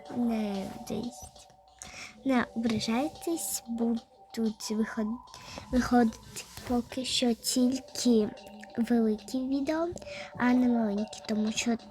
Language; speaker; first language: Ukrainian; non-native, local second language; Russian